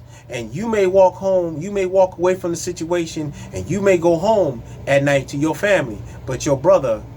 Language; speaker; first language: English; native; English